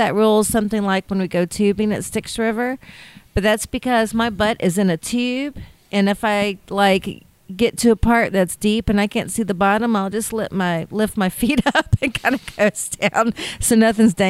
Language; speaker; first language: English; native; English